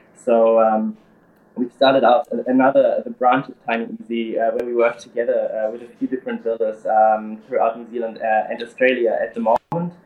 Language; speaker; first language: English; early bilingual, other home language; German